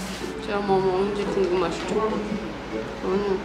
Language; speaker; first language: Korean; non-native, fluent; Thai